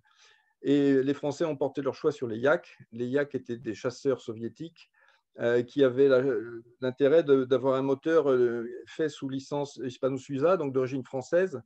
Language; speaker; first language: French; native; French